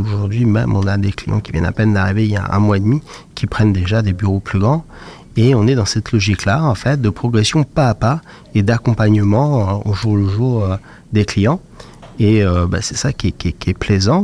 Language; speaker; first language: French; native; French